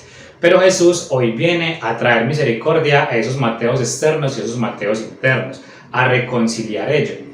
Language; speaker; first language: Spanish; native; Spanish